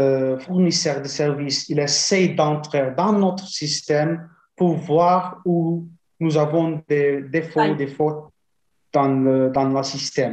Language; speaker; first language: French; non-native, fluent; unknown